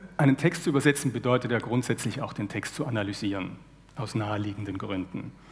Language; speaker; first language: German; native; German